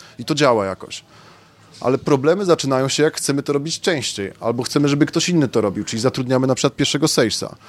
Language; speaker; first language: Polish; native; Polish